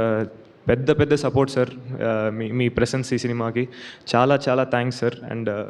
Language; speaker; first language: Telugu; non-native, learner; Tamil